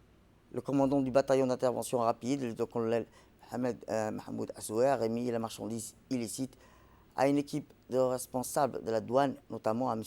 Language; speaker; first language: French; native; French